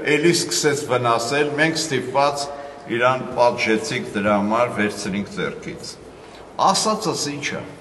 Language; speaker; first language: Armenian; native; Armenian